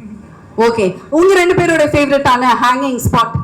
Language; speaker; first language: Tamil; native; Tamil